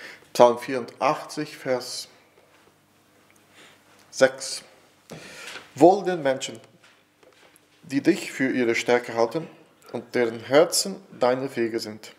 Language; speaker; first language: German; non-native, fluent; Portuguese